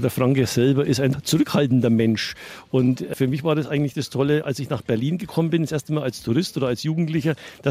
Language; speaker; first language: German; native; German